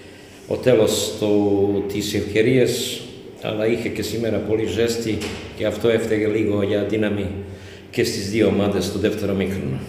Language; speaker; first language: Greek; non-native, fluent; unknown